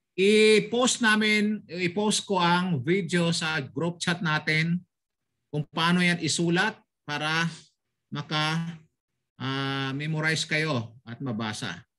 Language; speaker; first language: Filipino; native; Filipino